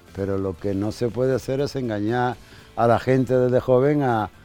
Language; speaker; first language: Spanish; native; Spanish